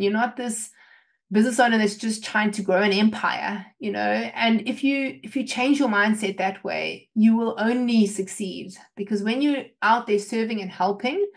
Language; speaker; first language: English; native; English